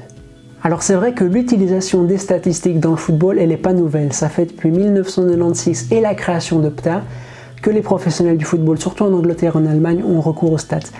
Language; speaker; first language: French; native; French